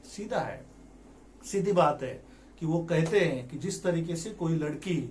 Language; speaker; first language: Hindi; non-native, local second language; Marathi